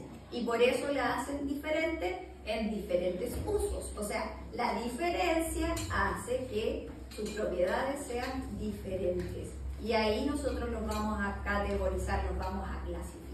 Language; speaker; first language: Spanish; native; Spanish